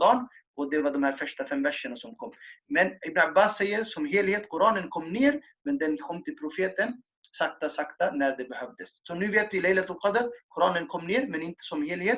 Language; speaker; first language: Swedish; non-native, fluent; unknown